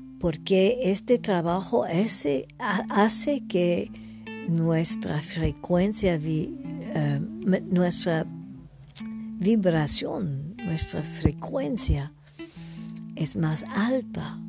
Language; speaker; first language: Spanish; non-native, learner; English